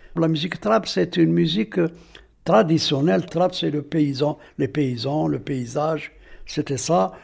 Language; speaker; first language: French; non-native, local second language; Arabic